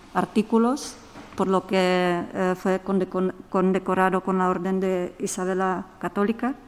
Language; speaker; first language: Spanish; non-native, fluent; Czech